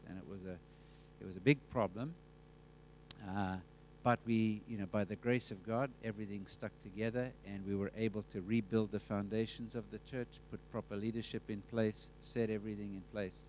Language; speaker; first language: English; native; English